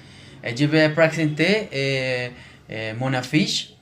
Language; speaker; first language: French; non-native, learner; Spanish